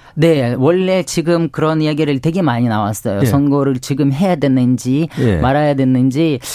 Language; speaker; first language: Korean; non-native, fluent; Ukrainian